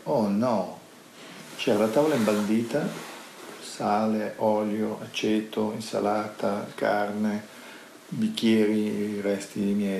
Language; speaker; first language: Italian; non-native, fluent; Arabic